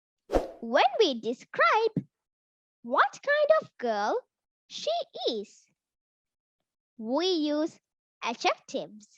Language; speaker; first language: English; non-native, local second language; Sinhala